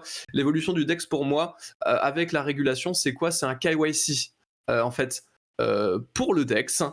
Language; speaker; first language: French; native; French